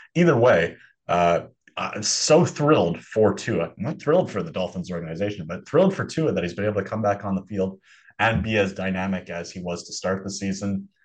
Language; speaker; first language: English; native; English